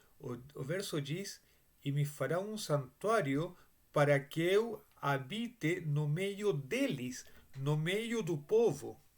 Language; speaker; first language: Portuguese; non-native, fluent; Spanish